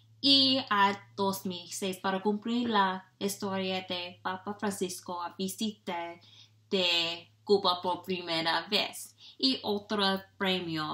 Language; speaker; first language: Spanish; non-native, learner; English